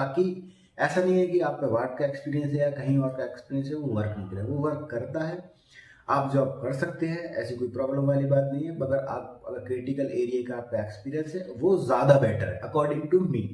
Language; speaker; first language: Hindi; native; Hindi